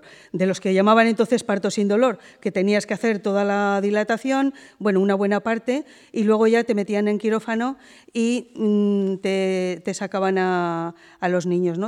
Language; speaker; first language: Spanish; native; Spanish